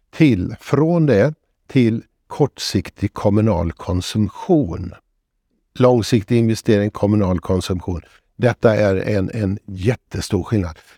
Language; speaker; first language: Swedish; native; Swedish